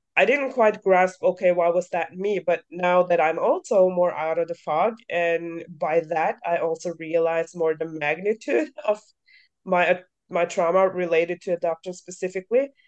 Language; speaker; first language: English; early bilingual, other home language; Norwegian